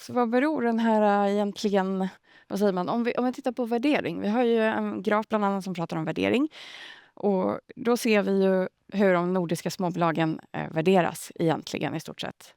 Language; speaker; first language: Swedish; native; Swedish